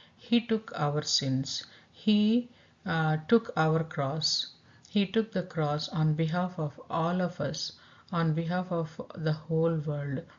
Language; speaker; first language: English; non-native, local second language; Telugu